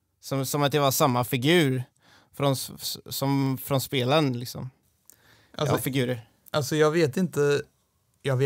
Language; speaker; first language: Swedish; native; Swedish